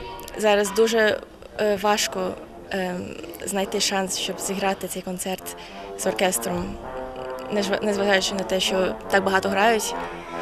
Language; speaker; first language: Ukrainian; non-native, fluent; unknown